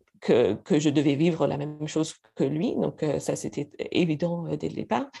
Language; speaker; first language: French; non-native, fluent; English